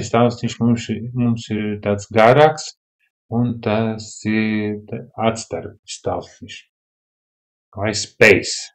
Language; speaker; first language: Latvian; non-native, local second language; Russian